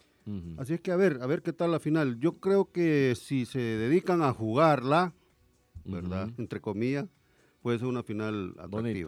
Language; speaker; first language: Spanish; native; Spanish